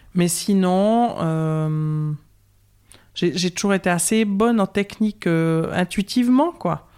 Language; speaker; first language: French; native; French